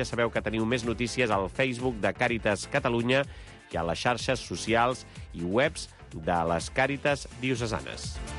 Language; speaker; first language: Catalan; native; Catalan